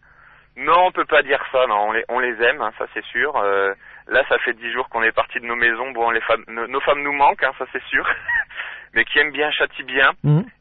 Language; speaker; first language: French; native; French